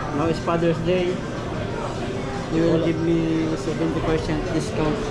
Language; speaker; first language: English; non-native, local second language; Filipino